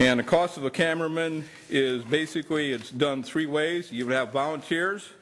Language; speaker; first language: English; native; English